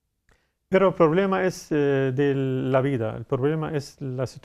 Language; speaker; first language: Spanish; non-native, fluent; Arabic